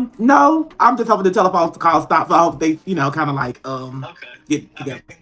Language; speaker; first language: English; native; English